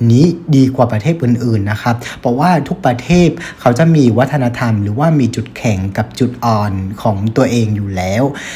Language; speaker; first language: Thai; non-native, fluent; Vietnamese